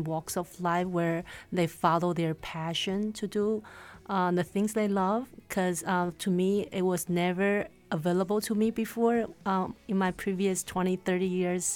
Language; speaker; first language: English; non-native, fluent; Chinese